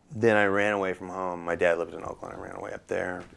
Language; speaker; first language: English; native; English